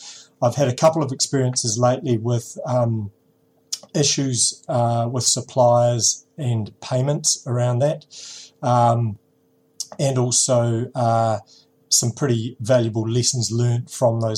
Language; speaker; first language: English; native; English